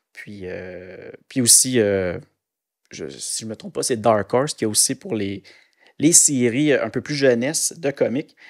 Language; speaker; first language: French; native; French